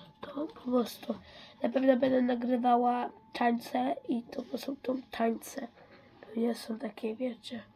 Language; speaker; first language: Polish; early bilingual, heritage; Dutch